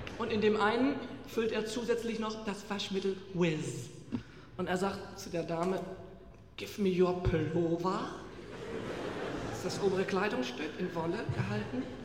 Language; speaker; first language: German; native; German